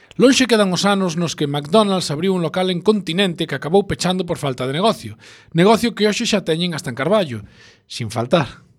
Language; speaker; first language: Galician; native; Galician